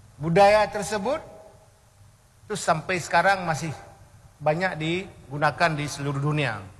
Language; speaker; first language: Indonesian; non-native, local second language; Achinese